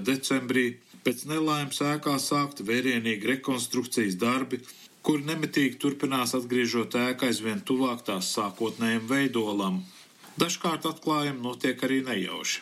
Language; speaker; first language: Latvian; early bilingual, heritage; Latvian